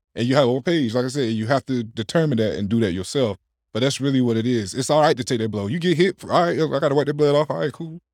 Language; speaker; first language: English; native; English